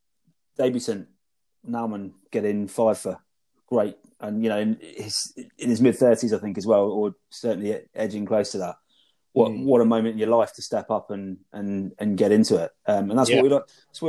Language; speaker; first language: English; native; English